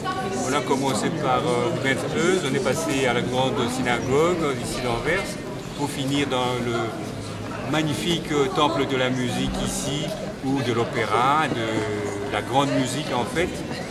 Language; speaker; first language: French; native; French